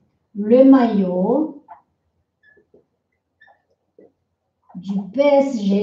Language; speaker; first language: French; non-native, fluent; Portuguese